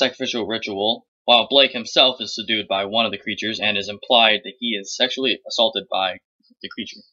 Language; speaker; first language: English; native; English